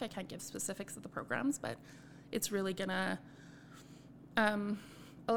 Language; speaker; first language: English; native; English